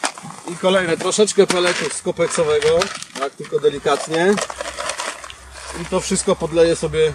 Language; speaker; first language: Polish; native; Polish